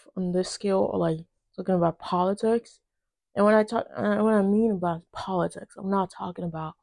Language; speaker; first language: English; non-native, local second language; Yoruba